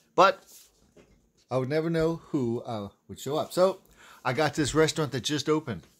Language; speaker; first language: English; native; English